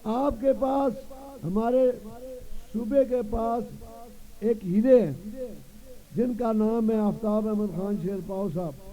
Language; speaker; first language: Urdu; non-native, local second language; Punjabi